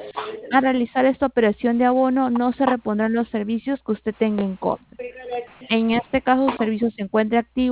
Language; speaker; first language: Spanish; native; Spanish